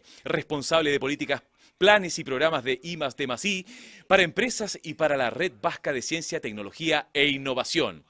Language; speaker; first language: Spanish; native; Spanish